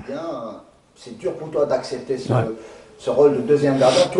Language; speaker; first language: French; non-native, local second language; Arabic